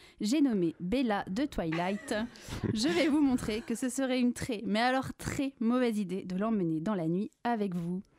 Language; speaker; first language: French; native; French